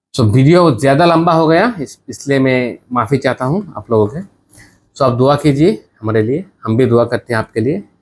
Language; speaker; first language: Hindi; non-native, learner; Bangla